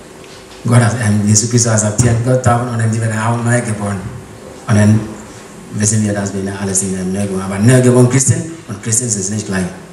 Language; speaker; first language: German; non-native, learner; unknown